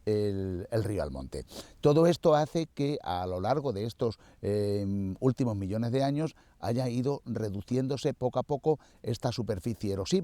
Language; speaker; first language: Spanish; native; Spanish